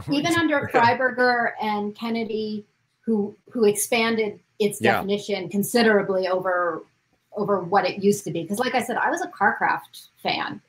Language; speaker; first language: English; native; English